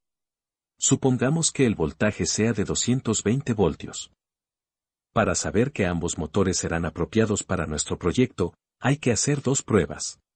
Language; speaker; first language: Spanish; native; Spanish